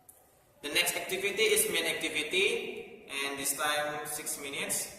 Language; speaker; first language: English; non-native, learner; Indonesian